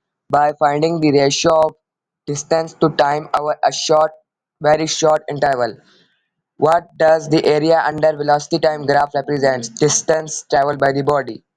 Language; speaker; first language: English; non-native, local second language; Urdu